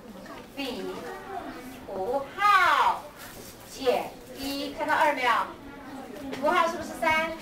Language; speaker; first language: Chinese; native; Chinese